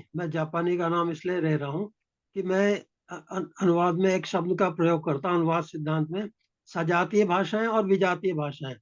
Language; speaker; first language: Hindi; native; Hindi